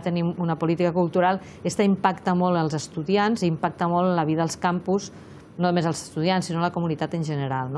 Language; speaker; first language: Catalan; native; Catalan